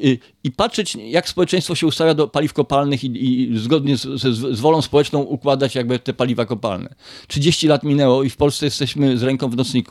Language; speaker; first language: Polish; native; Polish